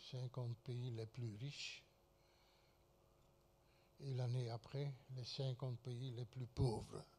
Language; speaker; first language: French; non-native, fluent; Dutch